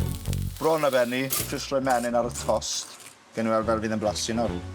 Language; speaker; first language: Welsh; native; Welsh